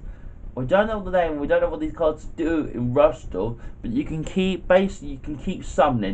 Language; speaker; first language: English; native; English